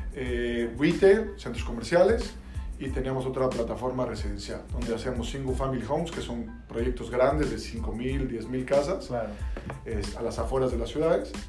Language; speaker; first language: Spanish; native; Spanish